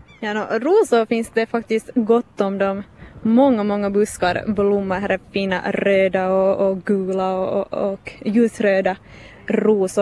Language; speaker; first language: Swedish; native; Swedish